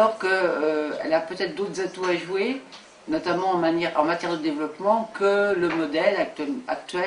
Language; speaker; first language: French; native; French